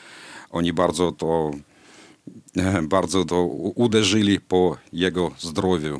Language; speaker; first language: Polish; non-native, fluent; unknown